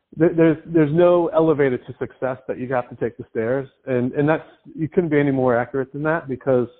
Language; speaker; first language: English; native; English